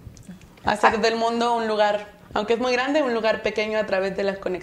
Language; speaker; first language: Spanish; native; Spanish